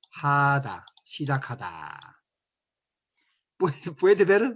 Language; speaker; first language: Spanish; non-native, learner; Korean